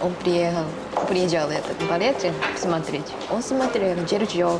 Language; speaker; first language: Russian; non-native, learner; Japanese